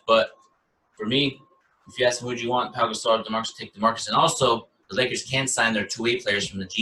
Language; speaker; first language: English; native; English